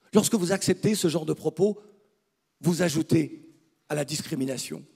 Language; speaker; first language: French; native; French